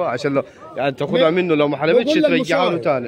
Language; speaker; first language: Arabic; native; Arabic